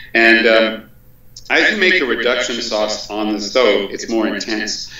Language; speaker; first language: English; native; English